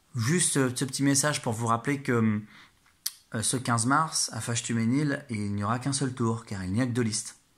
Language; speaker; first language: French; native; French